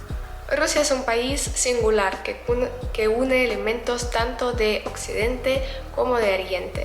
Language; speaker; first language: Spanish; non-native, fluent; Russian